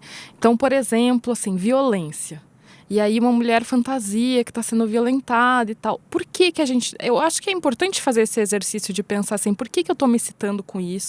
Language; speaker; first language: Portuguese; native; Portuguese